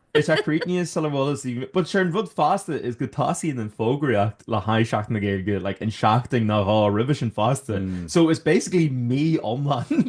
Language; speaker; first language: Irish; native; Irish